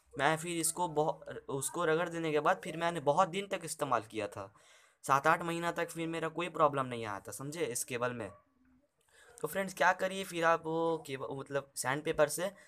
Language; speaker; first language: Hindi; native; Hindi